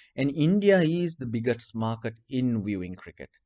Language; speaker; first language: English; non-native, local second language; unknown